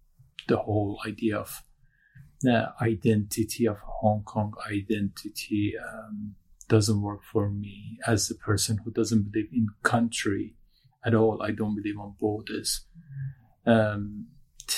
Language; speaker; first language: English; non-native, fluent; Turkish